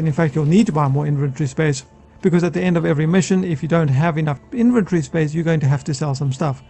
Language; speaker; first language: English; native; English